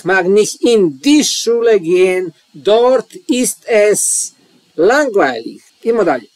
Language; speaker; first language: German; non-native, learner; Serbian